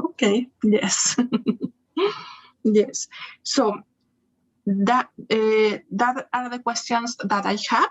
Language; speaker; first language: English; non-native, learner; Spanish